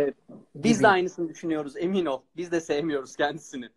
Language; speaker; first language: Turkish; native; Turkish